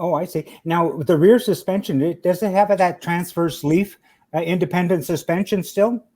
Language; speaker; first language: English; native; English